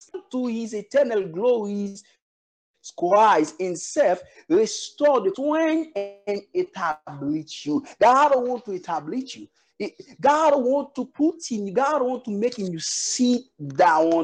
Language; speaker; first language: English; non-native, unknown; Haitian Creole